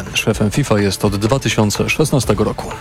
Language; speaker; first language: Polish; native; Polish